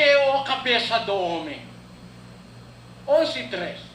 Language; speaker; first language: Portuguese; non-native, learner; Filipino